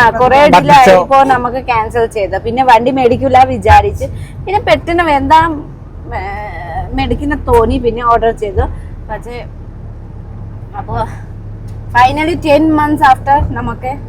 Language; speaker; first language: Malayalam; non-native, learner; Nepali